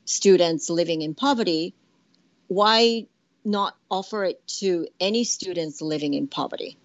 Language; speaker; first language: English; non-native, fluent; Japanese